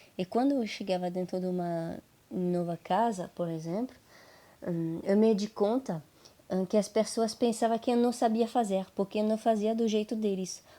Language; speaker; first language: Portuguese; non-native, fluent; French